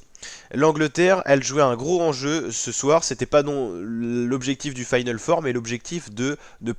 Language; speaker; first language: French; native; French